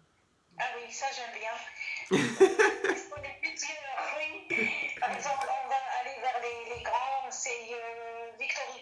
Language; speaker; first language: French; non-native, fluent; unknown